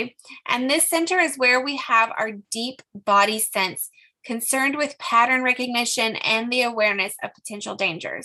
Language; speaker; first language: English; native; English